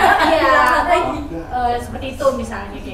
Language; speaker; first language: Indonesian; native; Indonesian